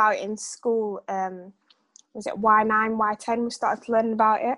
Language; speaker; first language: English; native; English